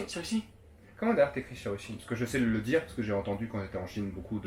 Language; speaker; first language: French; native; French